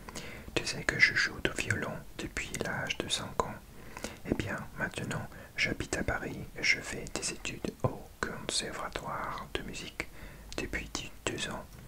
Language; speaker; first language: French; non-native, learner; English